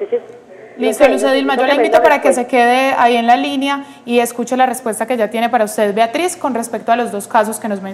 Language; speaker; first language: Spanish; native; Spanish